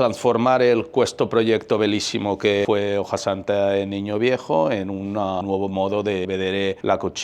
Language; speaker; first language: Italian; non-native, learner; Spanish